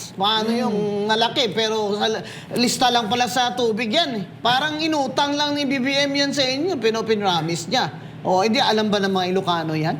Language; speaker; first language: Filipino; non-native, local second language; Hiligaynon